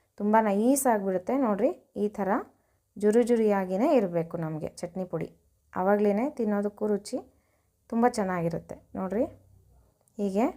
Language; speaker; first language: Kannada; native; Kannada